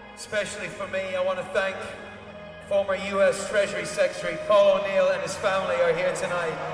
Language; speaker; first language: English; native; English